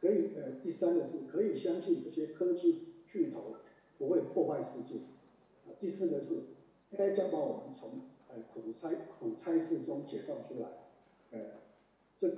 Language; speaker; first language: Chinese; native; Chinese